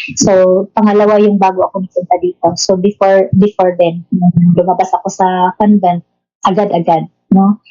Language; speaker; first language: Filipino; non-native, local second language; Cebuano